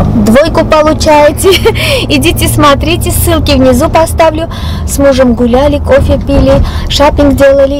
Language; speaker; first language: Russian; non-native, local second language; Armenian